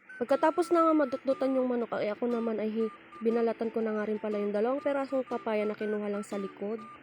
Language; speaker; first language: Filipino; non-native, local second language; Bikol